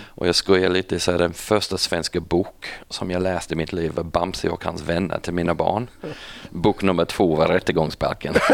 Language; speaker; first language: Swedish; non-native, fluent; English